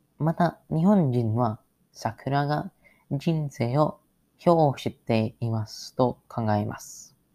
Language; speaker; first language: Japanese; non-native, learner; English